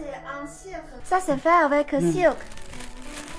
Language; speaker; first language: French; non-native, learner; Chinese